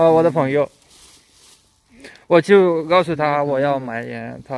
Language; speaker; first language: Chinese; non-native, learner; Urdu